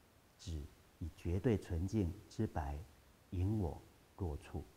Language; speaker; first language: Chinese; native; Chinese